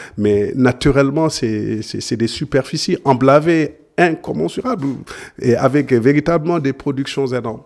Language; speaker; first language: French; non-native, local second language; Serer